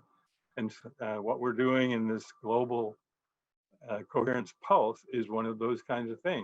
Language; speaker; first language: English; native; English